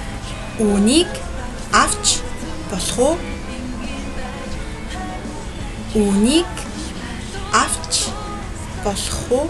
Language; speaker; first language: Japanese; non-native, fluent; Mongolian